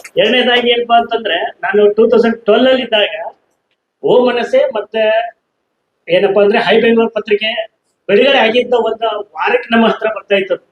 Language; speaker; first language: Kannada; native; Kannada